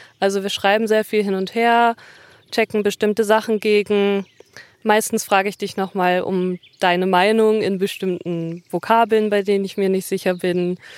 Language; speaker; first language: German; native; German